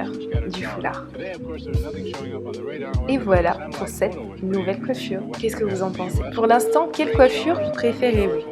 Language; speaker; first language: French; native; French